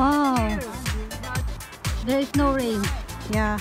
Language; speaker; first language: English; non-native, learner; Filipino